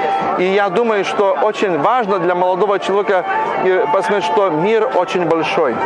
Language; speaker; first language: Russian; non-native, fluent; Polish